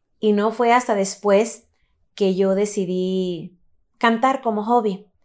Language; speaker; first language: Spanish; early bilingual, heritage; Spanish